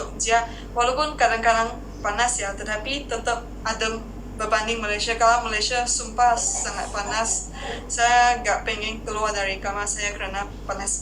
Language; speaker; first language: Indonesian; non-native, fluent; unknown